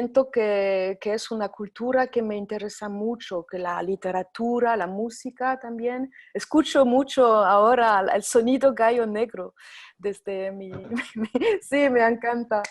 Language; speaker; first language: Spanish; non-native, fluent; French